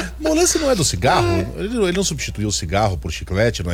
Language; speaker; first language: Portuguese; native; Portuguese